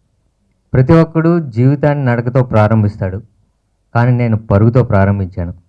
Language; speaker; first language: Telugu; native; Telugu